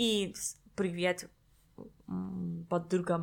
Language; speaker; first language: Russian; non-native, learner; English